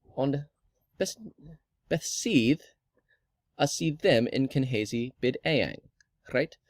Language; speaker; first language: Welsh; non-native, learner; English